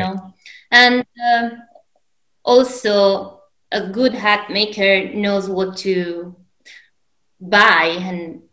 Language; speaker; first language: English; non-native, fluent; Italian